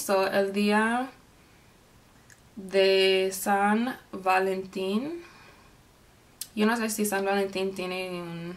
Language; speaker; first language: Spanish; non-native, fluent; English